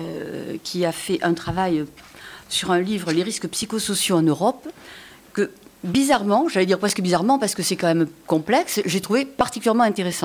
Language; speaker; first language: French; native; French